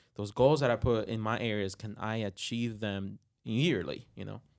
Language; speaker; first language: English; non-native, fluent; Spanish